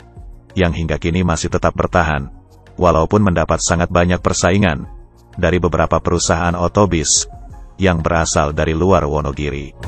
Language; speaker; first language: Indonesian; native; Indonesian